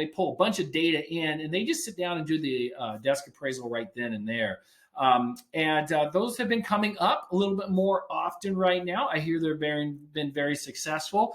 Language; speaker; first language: English; native; English